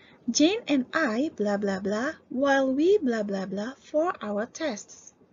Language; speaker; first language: English; non-native, fluent; Indonesian